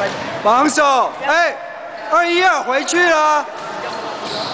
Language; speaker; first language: Chinese; native; Chinese